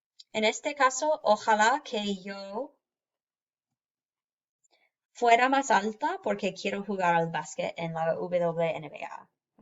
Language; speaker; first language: Spanish; non-native, fluent; English